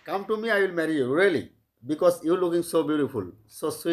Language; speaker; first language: English; non-native, learner; Bangla